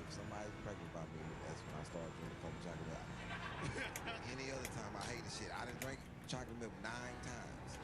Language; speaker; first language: English; native; English